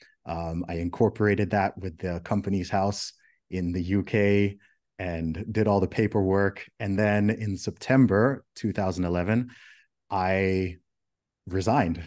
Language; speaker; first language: English; early bilingual, other home language; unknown